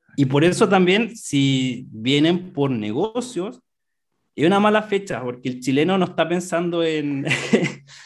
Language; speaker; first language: Spanish; native; Spanish